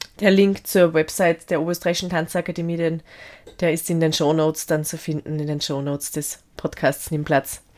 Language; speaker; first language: German; native; German